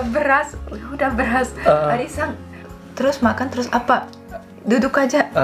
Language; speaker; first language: Indonesian; non-native, fluent; Russian